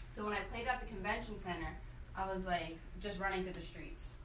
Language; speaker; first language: English; native; English